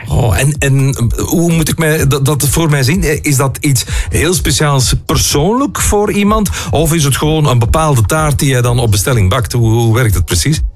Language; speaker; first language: Dutch; native; Dutch